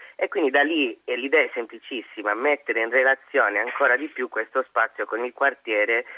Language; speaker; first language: Italian; native; Italian